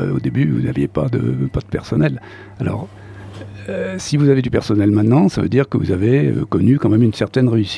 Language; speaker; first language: French; native; French